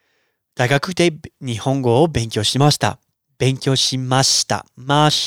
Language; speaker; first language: Japanese; non-native, fluent; English